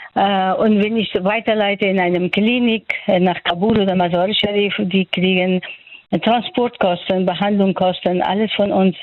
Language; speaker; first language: German; non-native, fluent; Persian